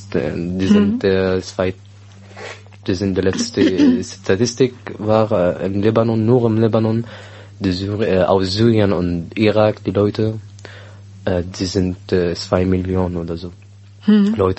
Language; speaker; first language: German; non-native, learner; Arabic